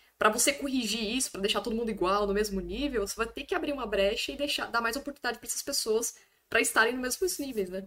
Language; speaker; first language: Portuguese; native; Portuguese